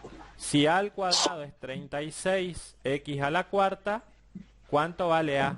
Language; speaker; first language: Spanish; native; Spanish